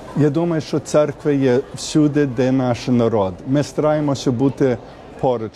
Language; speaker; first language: Ukrainian; early bilingual, heritage; Ukrainian